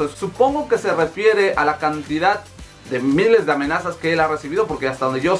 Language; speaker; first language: Spanish; native; Spanish